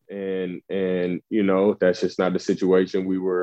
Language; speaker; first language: English; native; English